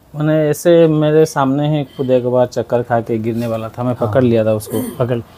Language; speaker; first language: Hindi; non-native, local second language; Odia